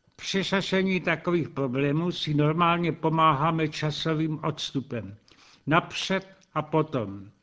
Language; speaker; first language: Czech; native; Czech